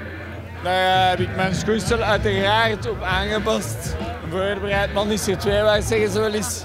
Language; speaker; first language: Dutch; native; Dutch